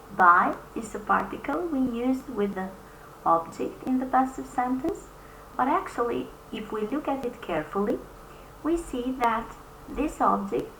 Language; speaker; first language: English; non-native, fluent; Albanian